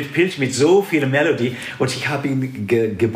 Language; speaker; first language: German; non-native, fluent; English